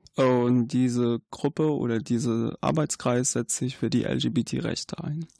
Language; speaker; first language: German; non-native, fluent; Arabic